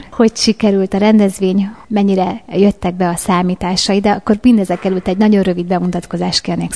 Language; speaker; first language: Hungarian; native; Hungarian